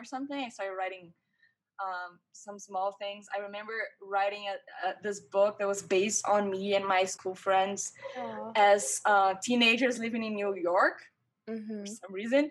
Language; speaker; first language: English; non-native, fluent; Portuguese